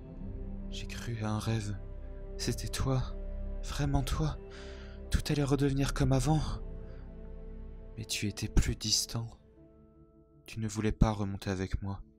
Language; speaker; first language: French; native; French